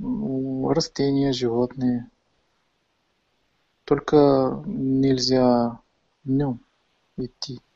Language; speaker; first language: Russian; non-native, fluent; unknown